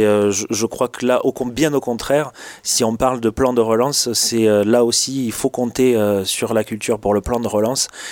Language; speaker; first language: French; native; French